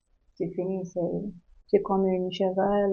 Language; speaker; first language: French; non-native, learner; English